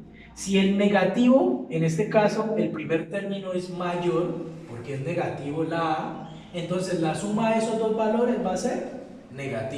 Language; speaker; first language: Spanish; native; Spanish